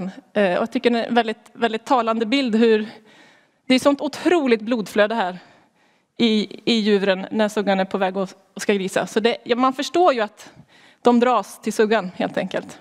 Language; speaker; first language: Swedish; native; Swedish